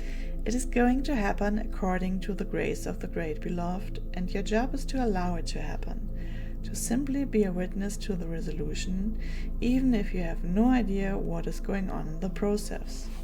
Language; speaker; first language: English; non-native, fluent; German